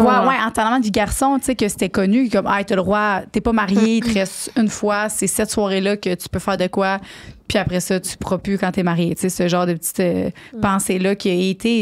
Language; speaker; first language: French; native; French